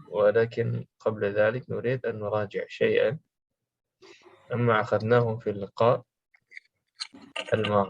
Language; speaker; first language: Arabic; non-native, fluent; Indonesian